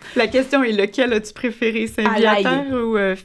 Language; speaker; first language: French; native; French